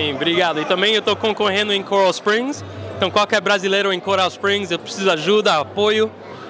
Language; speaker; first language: Portuguese; early bilingual, heritage; Portuguese